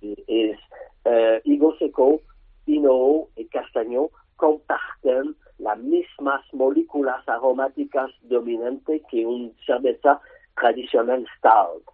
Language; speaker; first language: Spanish; non-native, learner; French